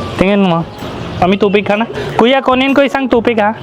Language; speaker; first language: Filipino; non-native, learner; Hindi